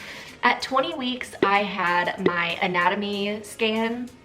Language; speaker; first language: English; native; English